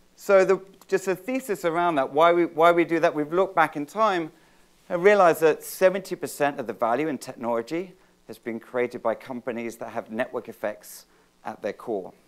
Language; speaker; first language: English; native; English